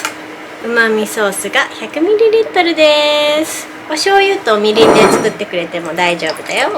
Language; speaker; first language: Japanese; native; Japanese